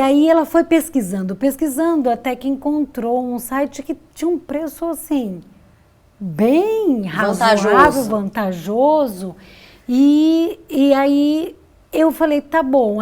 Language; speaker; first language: Portuguese; native; Portuguese